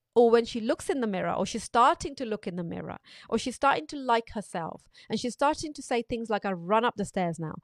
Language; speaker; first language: English; non-native, local second language; Urdu